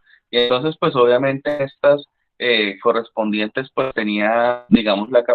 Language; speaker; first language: Spanish; native; Spanish